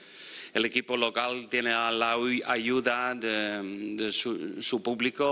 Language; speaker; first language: Spanish; non-native, fluent; Dutch